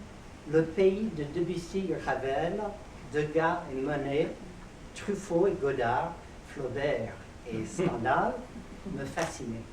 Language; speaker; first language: French; non-native, fluent; English